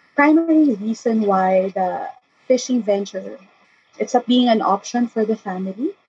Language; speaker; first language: English; non-native, local second language; Chavacano